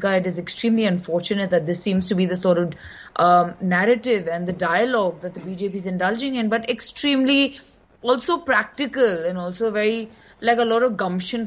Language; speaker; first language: English; non-native, local second language; Kannada